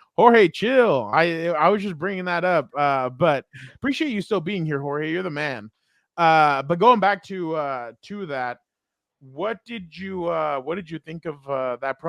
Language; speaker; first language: English; native; English